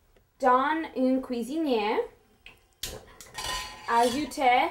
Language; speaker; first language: French; non-native, learner; English